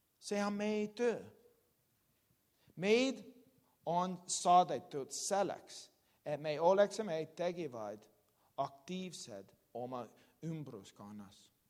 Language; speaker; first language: Estonian; non-native, learner; English